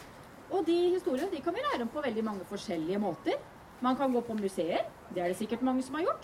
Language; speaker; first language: Norwegian; native; Norwegian